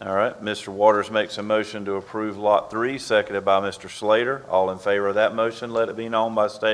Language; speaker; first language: English; native; English